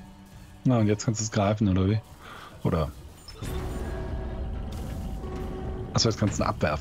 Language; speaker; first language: German; native; German